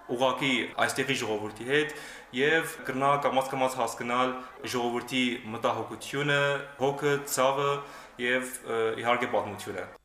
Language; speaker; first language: Armenian; early bilingual, heritage; Armenian